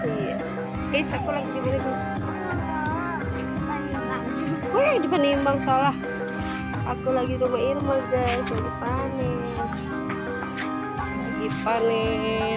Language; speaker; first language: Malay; non-native, local second language; Sundanese